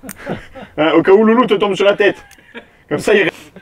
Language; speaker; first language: French; native; French